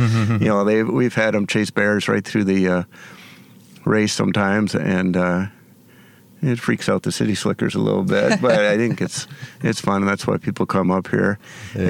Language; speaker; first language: English; native; English